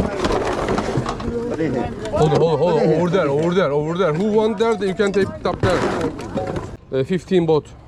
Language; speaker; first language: English; non-native, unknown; Turkish